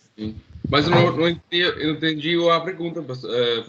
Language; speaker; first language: Portuguese; non-native, learner; Italian